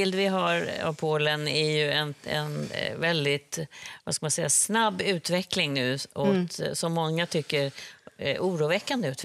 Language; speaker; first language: Swedish; native; Swedish